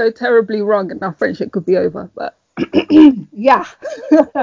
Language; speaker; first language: English; native; English